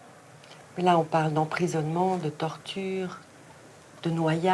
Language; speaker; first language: French; native; French